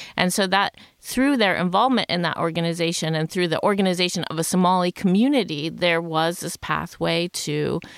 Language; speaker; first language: English; native; English